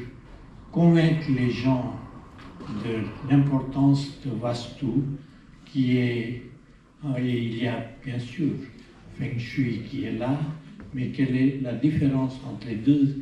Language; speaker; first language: French; non-native, fluent; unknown